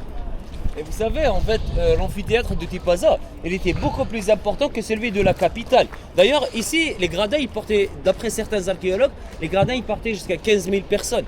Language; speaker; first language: French; non-native, local second language; Arabic